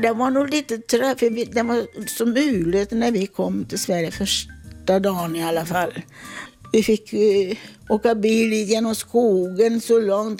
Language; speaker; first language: Swedish; non-native, fluent; Italian